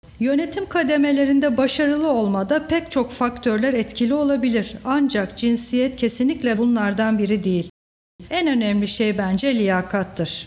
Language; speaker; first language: Turkish; native; Turkish